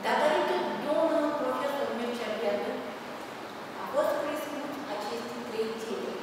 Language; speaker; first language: Romanian; non-native, local second language; Russian